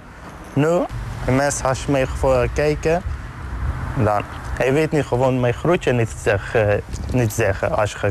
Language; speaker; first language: Dutch; non-native, learner; Arabic